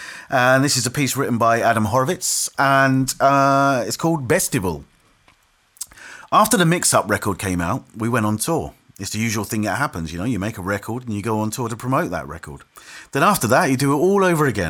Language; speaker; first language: English; native; English